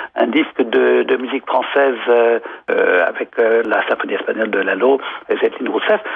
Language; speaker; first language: French; native; French